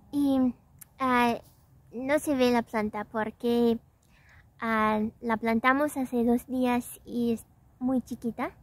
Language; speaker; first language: Spanish; non-native, fluent; English